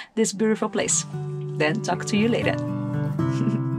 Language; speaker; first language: English; non-native, fluent; Portuguese